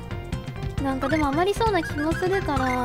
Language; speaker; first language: Japanese; native; Japanese